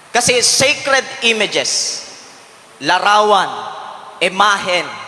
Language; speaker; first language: Filipino; non-native, local second language; Cebuano